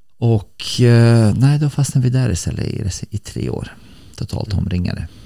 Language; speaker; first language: Swedish; early bilingual, other home language; Bosnian